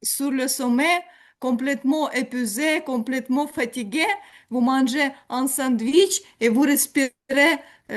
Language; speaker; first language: French; non-native, learner; Ukrainian